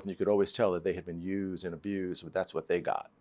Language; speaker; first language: English; native; English